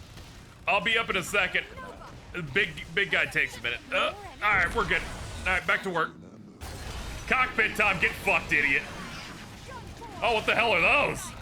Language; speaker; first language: English; native; English